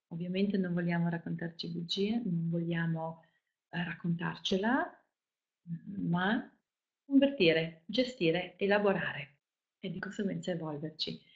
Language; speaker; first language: Italian; non-native, fluent; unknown